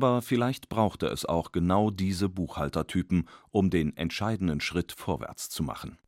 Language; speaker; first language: German; native; German